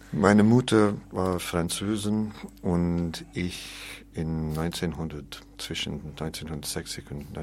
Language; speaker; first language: German; non-native, learner; English